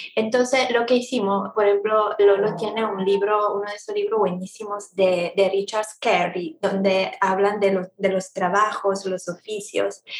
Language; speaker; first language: Spanish; non-native, fluent; Italian